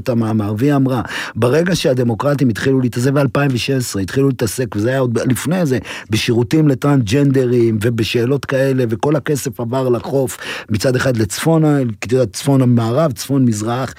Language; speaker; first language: Hebrew; native; Hebrew